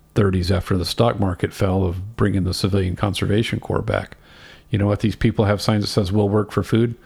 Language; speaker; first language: English; native; English